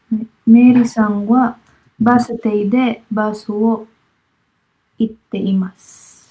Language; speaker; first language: Japanese; non-native, learner; Filipino